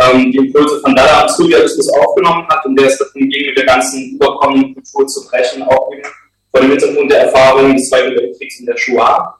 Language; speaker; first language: German; native; German